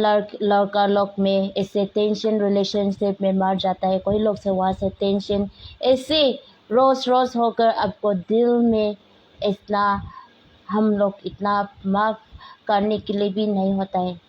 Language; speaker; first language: Hindi; non-native, local second language; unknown